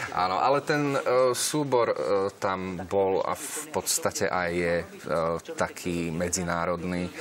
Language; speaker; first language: Slovak; non-native, local second language; Hungarian